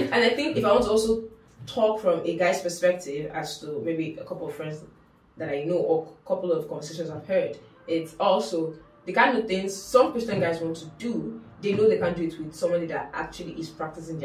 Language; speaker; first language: English; non-native, local second language; Yoruba